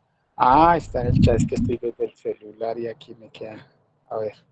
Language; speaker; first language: Spanish; native; Spanish